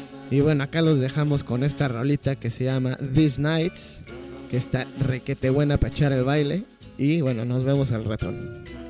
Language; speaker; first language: Spanish; native; Spanish